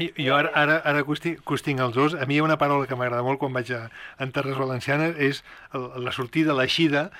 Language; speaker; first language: Catalan; native; Catalan